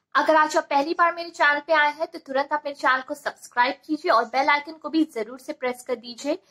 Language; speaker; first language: Hindi; native; Hindi